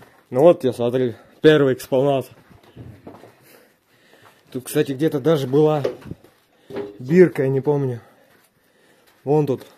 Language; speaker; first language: Russian; native; Russian